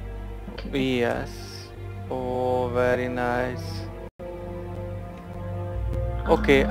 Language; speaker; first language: English; non-native, learner; Hungarian